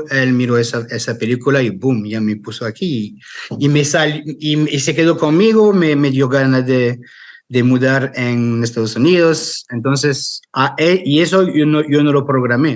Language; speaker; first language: Spanish; non-native, fluent; French